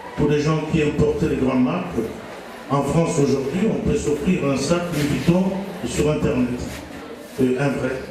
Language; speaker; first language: French; non-native, local second language; Lingala